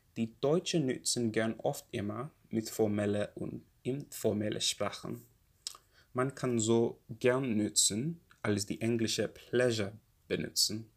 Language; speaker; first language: German; non-native, learner; English